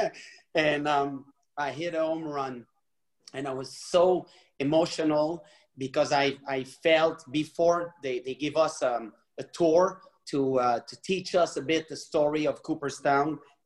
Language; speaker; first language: English; non-native, fluent; French